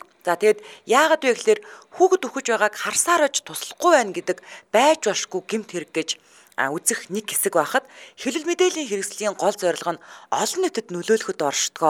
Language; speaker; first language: Mongolian; native; Mongolian